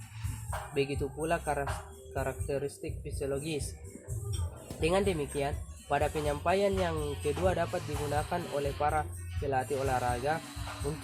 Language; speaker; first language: Indonesian; native; Indonesian